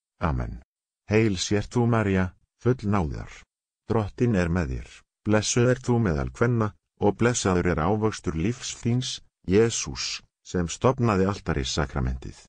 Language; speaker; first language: Icelandic; non-native, learner; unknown